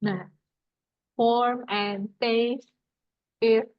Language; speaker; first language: English; non-native, fluent; Indonesian